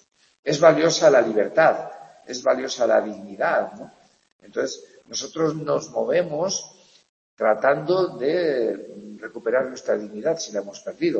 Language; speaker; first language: Spanish; native; Spanish